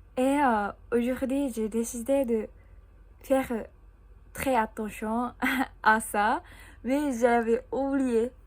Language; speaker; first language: French; non-native, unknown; Japanese